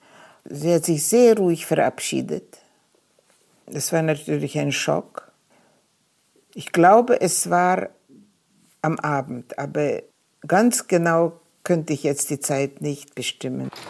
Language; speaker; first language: German; non-native, fluent; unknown